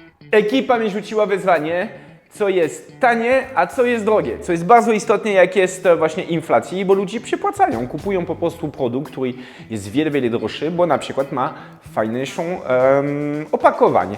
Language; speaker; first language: Polish; non-native, fluent; French